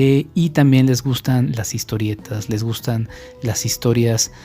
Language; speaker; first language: Spanish; native; Spanish